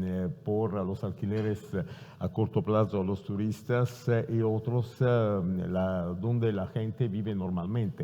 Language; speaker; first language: Spanish; non-native, fluent; Italian